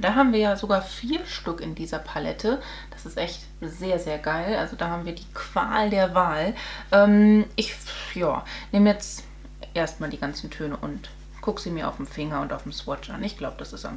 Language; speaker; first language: German; native; German